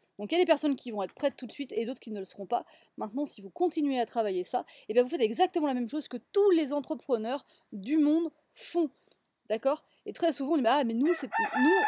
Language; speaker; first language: French; native; French